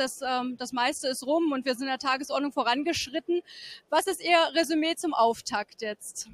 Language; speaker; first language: German; native; German